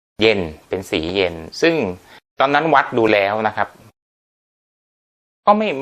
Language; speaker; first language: Thai; native; Thai